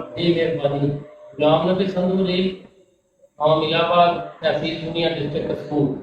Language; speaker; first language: Urdu; non-native, local second language; Punjabi